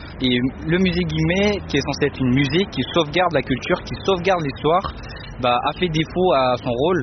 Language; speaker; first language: French; non-native, fluent; Tibetan